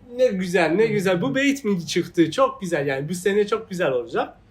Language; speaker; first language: Turkish; non-native, fluent; Persian